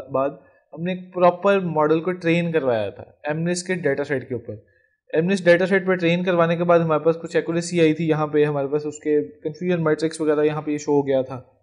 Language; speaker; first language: Urdu; non-native, local second language; Punjabi